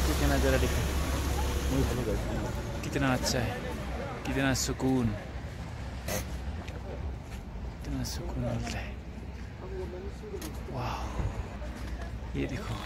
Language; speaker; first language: Hindi; non-native, local second language; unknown